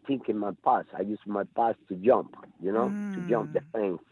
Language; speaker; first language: English; non-native, learner; Spanish